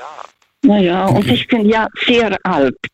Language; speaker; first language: German; non-native, fluent; Russian